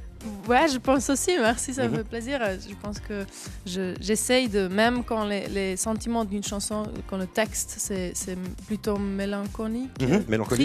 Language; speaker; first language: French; non-native, local second language; German